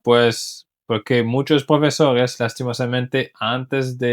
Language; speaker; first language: Spanish; non-native, fluent; English